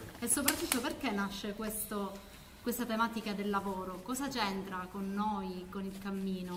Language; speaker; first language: Italian; native; Italian